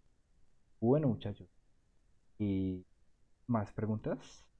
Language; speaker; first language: Spanish; native; Spanish